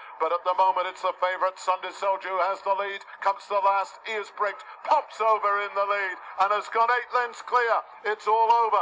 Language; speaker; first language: English; native; English